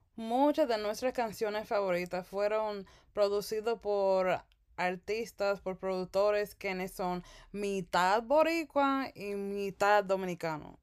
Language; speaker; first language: Spanish; early bilingual, heritage; Spanish